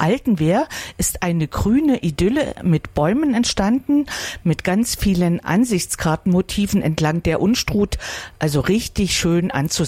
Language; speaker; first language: German; native; German